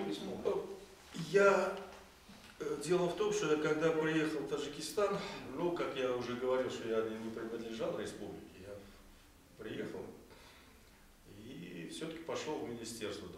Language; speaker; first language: Russian; native; Russian